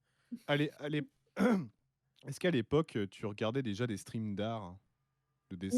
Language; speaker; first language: French; native; French